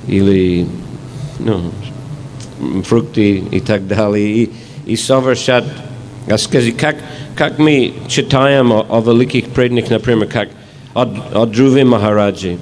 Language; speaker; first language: Russian; non-native, fluent; English